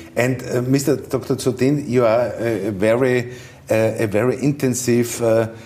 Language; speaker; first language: English; non-native, learner; German